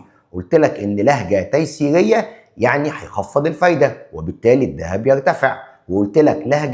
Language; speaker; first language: Arabic; native; Arabic